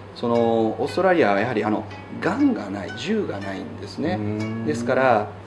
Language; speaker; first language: Japanese; native; Japanese